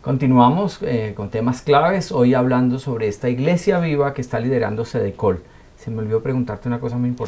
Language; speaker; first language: Spanish; native; Spanish